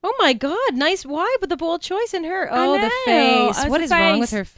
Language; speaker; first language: English; native; English